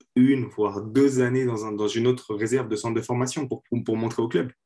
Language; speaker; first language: French; native; French